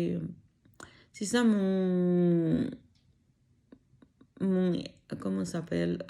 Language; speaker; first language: French; non-native, learner; Filipino